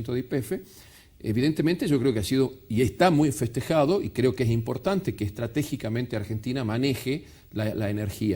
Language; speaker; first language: Spanish; native; Spanish